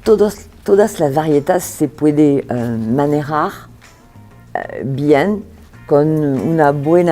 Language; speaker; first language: Spanish; non-native, fluent; French